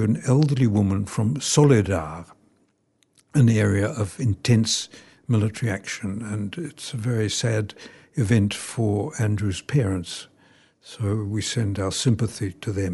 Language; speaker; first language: English; native; English